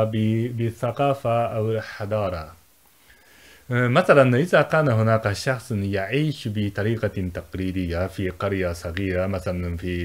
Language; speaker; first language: Arabic; non-native, fluent; Japanese